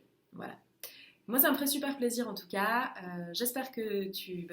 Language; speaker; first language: French; native; French